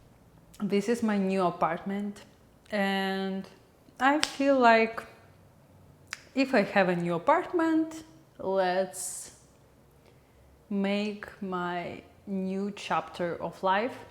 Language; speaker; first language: English; non-native, learner; Russian